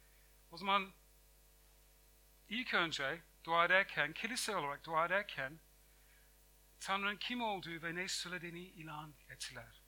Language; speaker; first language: Turkish; non-native, fluent; English